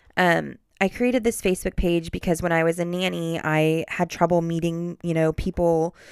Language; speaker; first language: English; native; English